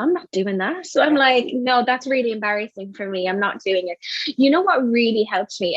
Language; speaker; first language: English; native; English